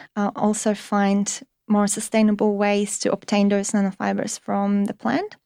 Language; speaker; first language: English; non-native, fluent; Polish